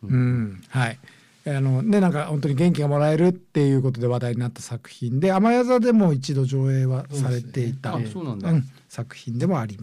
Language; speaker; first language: Japanese; native; Japanese